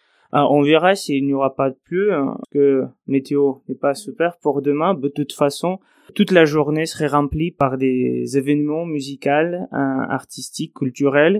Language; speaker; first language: French; non-native, fluent; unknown